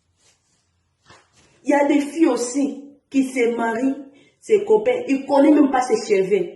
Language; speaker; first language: French; non-native, learner; Portuguese